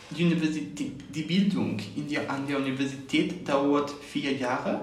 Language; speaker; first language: German; non-native, learner; Spanish